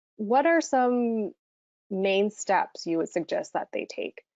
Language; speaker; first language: English; native; English